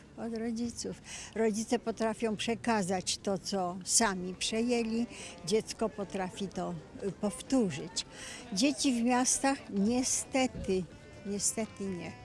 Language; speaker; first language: Polish; native; Polish